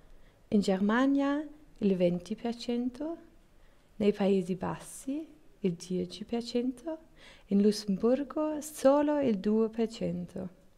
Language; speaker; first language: Italian; non-native, learner; German